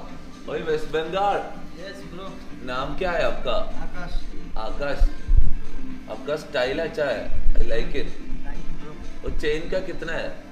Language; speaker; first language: Hindi; non-native, local second language; Malayalam